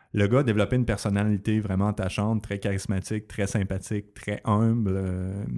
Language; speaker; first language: French; native; French